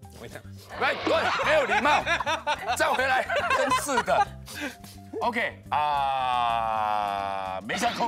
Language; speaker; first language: Chinese; native; Chinese